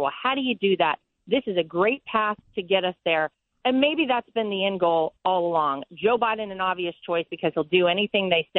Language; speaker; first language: English; native; English